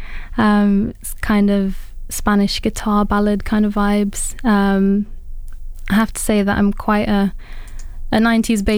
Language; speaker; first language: English; native; English